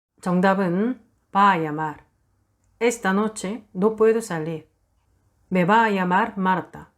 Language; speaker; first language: Spanish; non-native, fluent; Korean